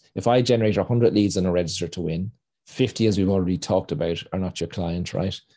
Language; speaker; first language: English; native; English